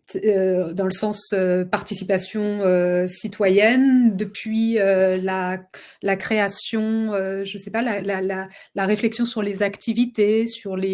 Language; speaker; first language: French; native; French